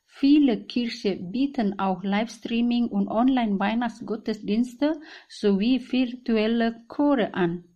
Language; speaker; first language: German; non-native, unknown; Indonesian